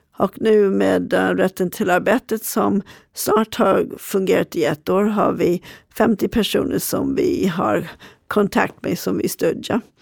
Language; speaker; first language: Swedish; non-native, fluent; English